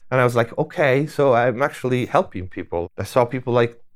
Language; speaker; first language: English; non-native, fluent; Italian